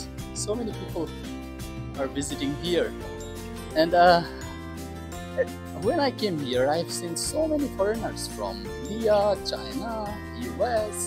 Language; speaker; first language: English; non-native, learner; Bangla